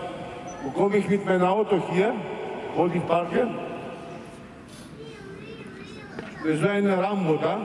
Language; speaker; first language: German; non-native, fluent; Greek